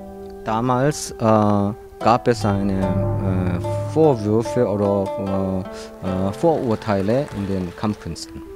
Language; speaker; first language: German; non-native, fluent; Korean